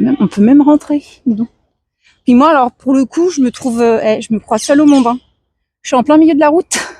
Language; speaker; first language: French; native; French